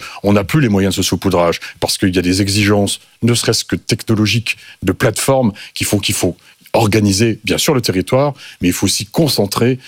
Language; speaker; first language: French; native; French